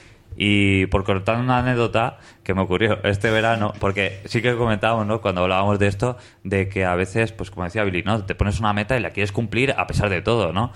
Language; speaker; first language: Spanish; native; Spanish